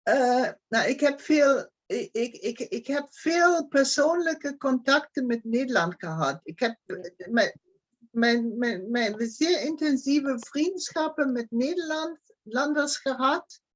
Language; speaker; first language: Dutch; non-native, fluent; German